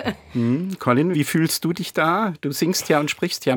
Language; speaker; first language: German; native; German